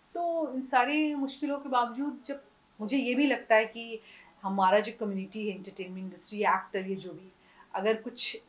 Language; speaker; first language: Hindi; native; Hindi